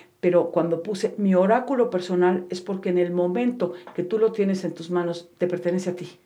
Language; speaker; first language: Spanish; native; Spanish